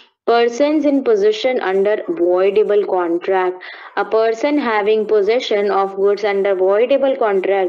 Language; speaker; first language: English; non-native, local second language; Hindi